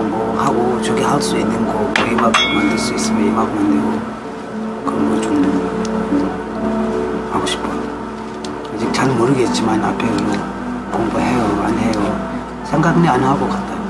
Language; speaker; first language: Korean; non-native, learner; Tibetan